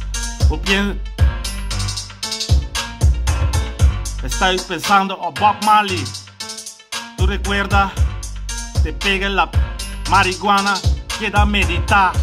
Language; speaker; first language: Spanish; non-native, learner; Papiamento